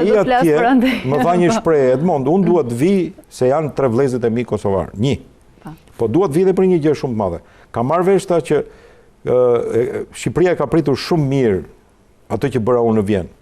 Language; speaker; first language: Albanian; native; Albanian